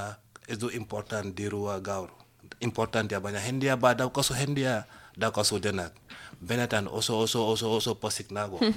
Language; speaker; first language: Basque; non-native, learner; Wolof